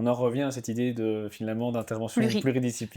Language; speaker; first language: French; native; French